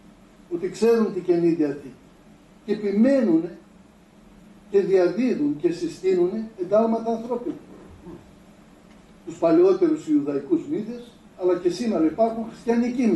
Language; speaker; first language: Greek; native; Greek